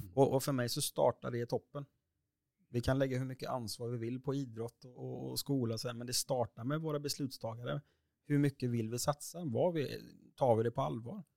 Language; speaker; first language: Norwegian; native; Norwegian